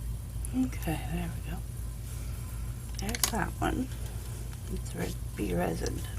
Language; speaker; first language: English; native; English